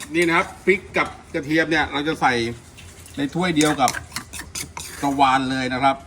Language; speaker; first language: Thai; native; Thai